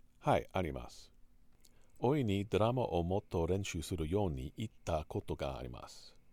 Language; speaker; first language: Japanese; non-native, learner; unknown